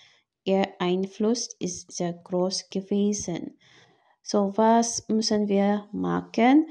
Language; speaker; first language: German; non-native, fluent; Filipino